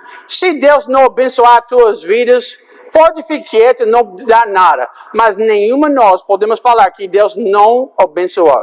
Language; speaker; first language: Portuguese; non-native, fluent; English